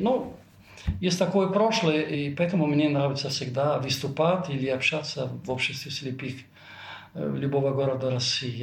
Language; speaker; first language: Russian; non-native, fluent; Italian